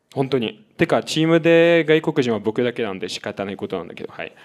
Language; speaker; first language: Japanese; non-native, fluent; French